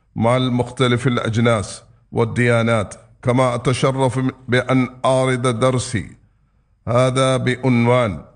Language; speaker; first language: Arabic; non-native, fluent; Tamil